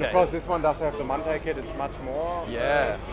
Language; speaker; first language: English; non-native, fluent; German